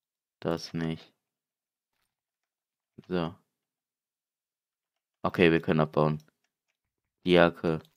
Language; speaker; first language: German; native; German